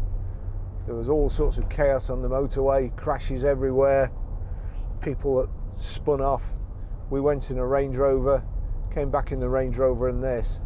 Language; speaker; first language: English; native; English